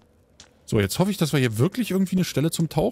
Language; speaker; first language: German; native; German